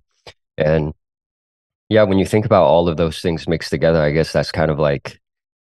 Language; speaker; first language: English; early bilingual, other home language; Cantonese